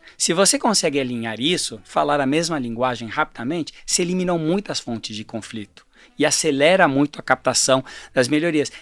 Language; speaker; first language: Portuguese; early bilingual, other home language; Spanish